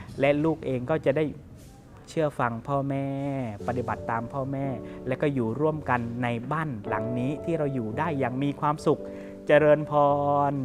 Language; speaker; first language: Thai; native; Thai